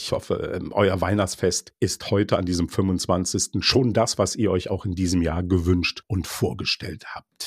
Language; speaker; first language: German; native; German